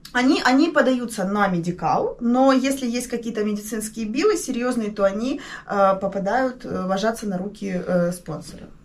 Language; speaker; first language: Russian; native; Russian